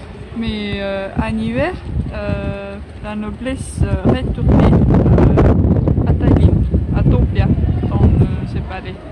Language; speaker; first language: French; non-native, learner; Estonian